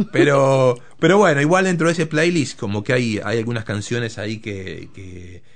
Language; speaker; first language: Spanish; native; Spanish